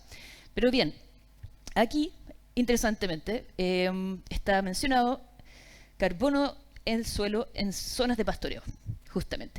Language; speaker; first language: Spanish; native; Spanish